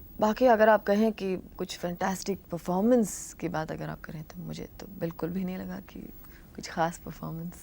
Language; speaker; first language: Hindi; non-native, local second language; Telugu